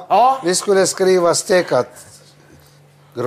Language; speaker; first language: Swedish; non-native, learner; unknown